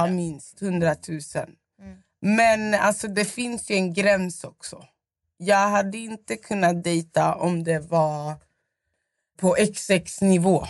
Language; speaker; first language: Swedish; non-native, local second language; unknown